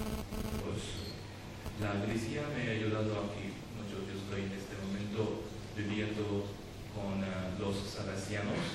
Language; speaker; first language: Spanish; non-native, learner; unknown